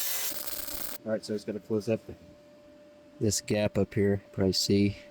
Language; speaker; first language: English; native; English